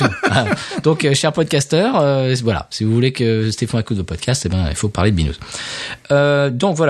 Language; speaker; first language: French; native; French